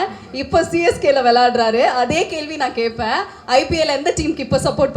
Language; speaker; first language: Tamil; native; Tamil